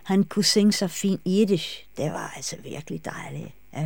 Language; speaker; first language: Danish; non-native, fluent; English